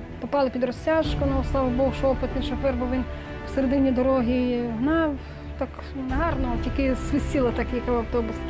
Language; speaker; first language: Ukrainian; native; Ukrainian